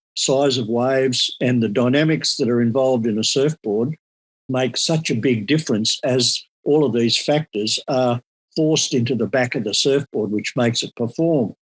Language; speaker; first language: English; native; English